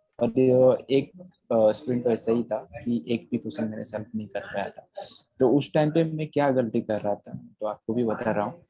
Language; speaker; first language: Hindi; non-native, local second language; Odia